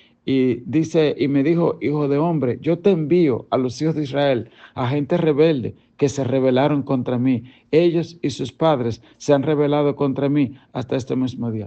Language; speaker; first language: Spanish; native; Spanish